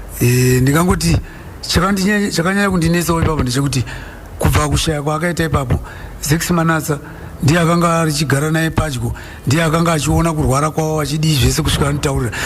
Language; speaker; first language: Shona; native; Shona